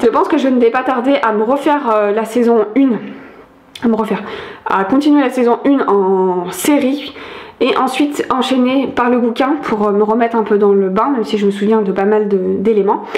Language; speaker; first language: French; native; French